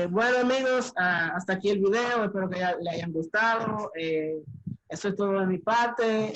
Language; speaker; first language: Spanish; native; Spanish